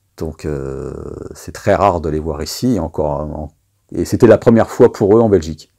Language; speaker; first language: French; native; French